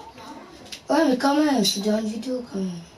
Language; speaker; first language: French; native; French